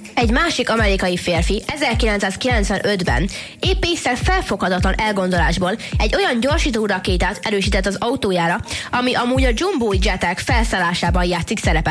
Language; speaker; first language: Hungarian; native; Hungarian